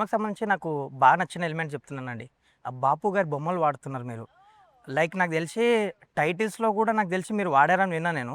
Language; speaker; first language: Telugu; native; Telugu